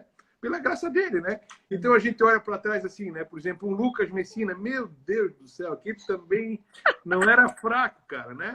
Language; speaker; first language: Portuguese; native; Portuguese